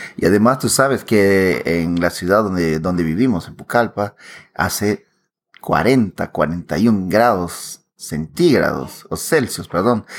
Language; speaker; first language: Spanish; native; Spanish